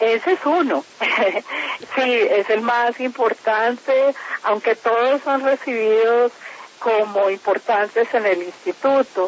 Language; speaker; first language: Spanish; native; Spanish